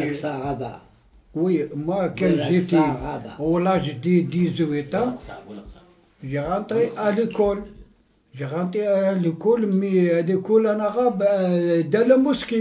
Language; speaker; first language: French; non-native, local second language; Arabic